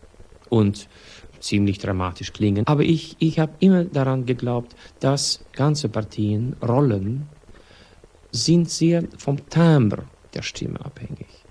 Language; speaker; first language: German; non-native, fluent; Swedish